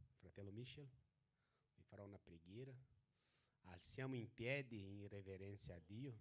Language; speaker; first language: Italian; non-native, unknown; Portuguese